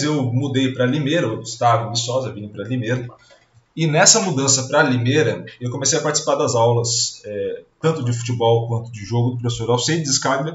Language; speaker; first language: Portuguese; native; Portuguese